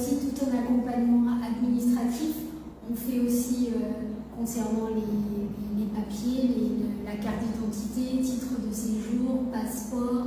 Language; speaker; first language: French; native; French